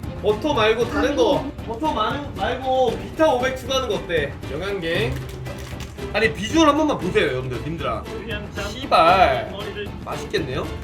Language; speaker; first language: Korean; native; Korean